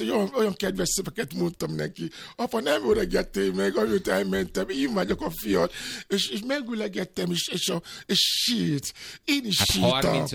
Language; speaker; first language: Hungarian; non-native, learner; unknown